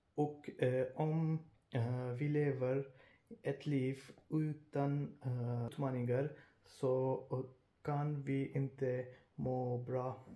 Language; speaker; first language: Swedish; non-native, fluent; Urdu